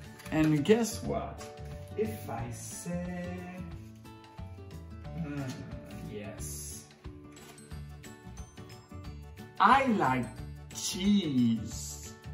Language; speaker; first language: English; non-native, fluent; French